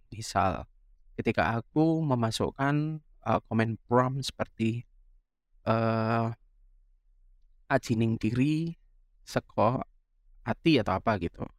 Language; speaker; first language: Indonesian; non-native, local second language; Javanese